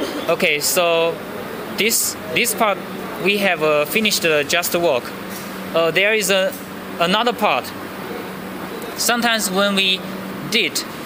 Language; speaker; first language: English; non-native, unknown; Chinese